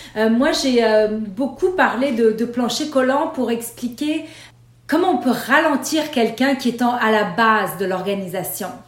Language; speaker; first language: French; non-native, local second language; Arabic